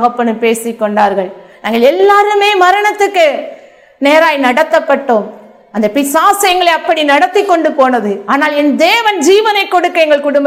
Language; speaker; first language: Tamil; native; Tamil